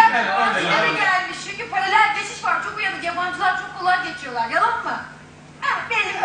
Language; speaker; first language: Turkish; native; Turkish